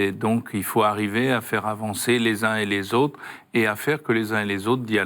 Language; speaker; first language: French; native; French